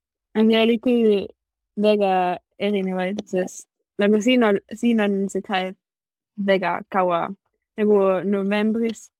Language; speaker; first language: Estonian; non-native, learner; German